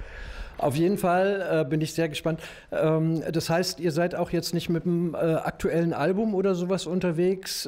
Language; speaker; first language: German; native; German